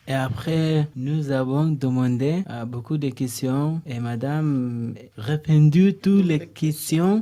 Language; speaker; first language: French; non-native, learner; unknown